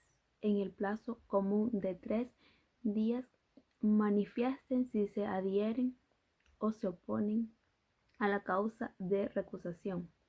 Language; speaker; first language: Spanish; native; Spanish